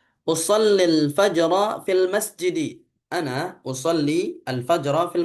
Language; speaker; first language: Arabic; non-native, fluent; Indonesian